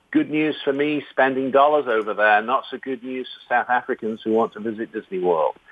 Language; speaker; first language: English; native; English